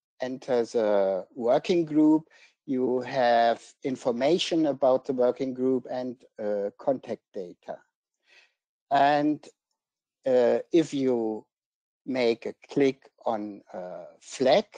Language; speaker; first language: English; non-native, fluent; German